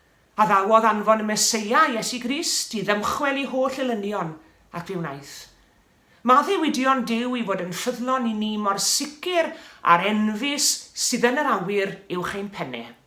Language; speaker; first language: Welsh; native; Welsh